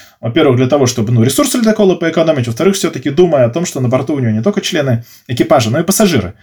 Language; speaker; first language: Russian; native; Russian